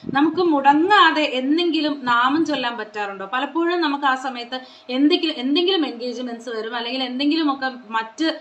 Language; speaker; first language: Malayalam; non-native, local second language; Konkani